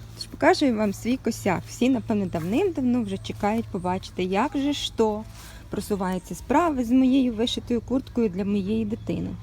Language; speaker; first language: Ukrainian; native; Ukrainian